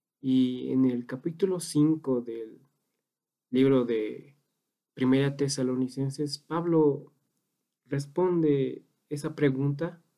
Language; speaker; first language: Spanish; native; Spanish